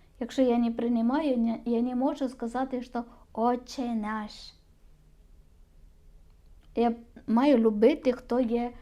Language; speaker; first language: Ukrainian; non-native, learner; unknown